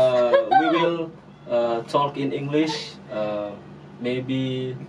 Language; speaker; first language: English; non-native, learner; Indonesian